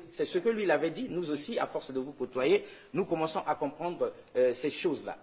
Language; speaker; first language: French; non-native, local second language; Lingala